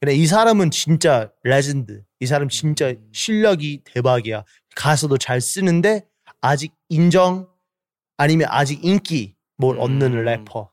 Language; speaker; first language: Korean; early bilingual, heritage; English